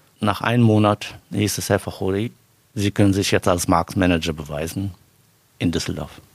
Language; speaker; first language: German; non-native, fluent; Arabic